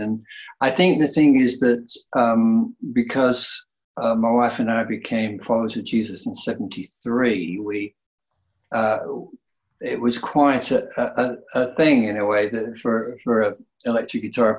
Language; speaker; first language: English; native; English